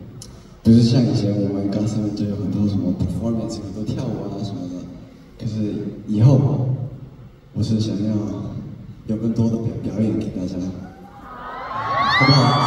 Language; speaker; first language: Chinese; early bilingual, heritage; English